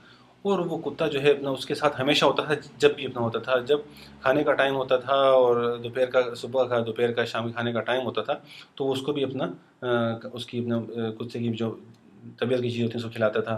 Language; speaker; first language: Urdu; non-native, fluent; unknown